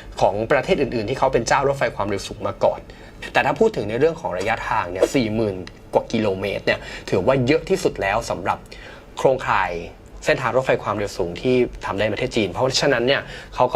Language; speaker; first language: Thai; native; Thai